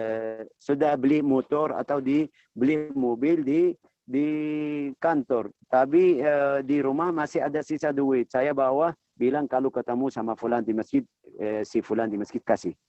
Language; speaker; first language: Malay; non-native, learner; Arabic